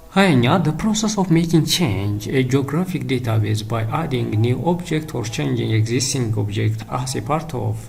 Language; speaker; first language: English; non-native, local second language; Amharic